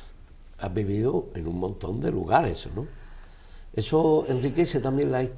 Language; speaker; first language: Spanish; native; Spanish